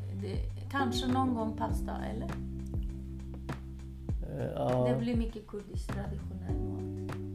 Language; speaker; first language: Swedish; early bilingual, other home language; Kurdish